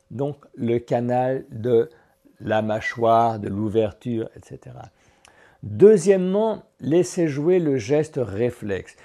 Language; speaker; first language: French; native; French